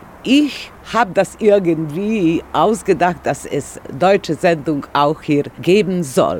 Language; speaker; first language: German; non-native, fluent; Serbian